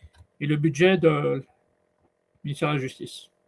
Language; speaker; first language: French; native; French